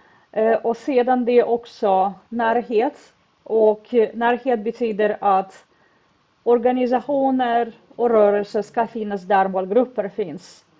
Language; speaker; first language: Swedish; non-native, fluent; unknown